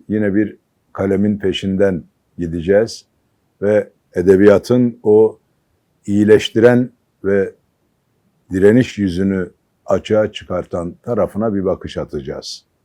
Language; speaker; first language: Turkish; native; Turkish